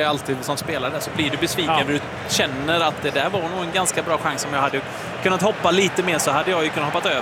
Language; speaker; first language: Swedish; native; Swedish